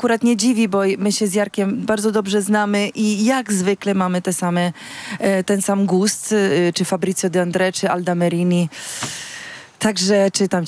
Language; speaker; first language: Polish; non-native, fluent; Italian